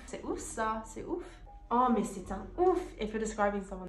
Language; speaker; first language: French; early bilingual, other home language; English